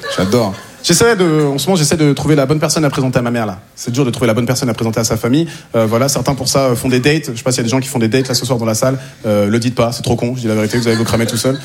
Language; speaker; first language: French; native; French